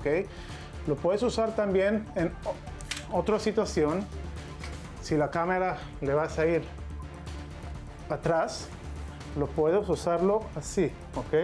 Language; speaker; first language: Spanish; non-native, learner; Hebrew